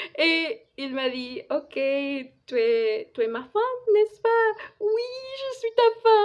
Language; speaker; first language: French; non-native, fluent; Spanish